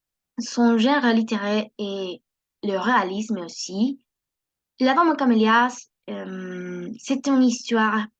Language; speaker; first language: French; non-native, learner; Spanish